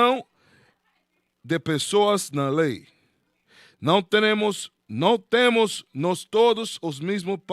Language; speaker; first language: Portuguese; non-native, learner; Spanish